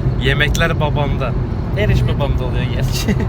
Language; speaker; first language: Turkish; native; Turkish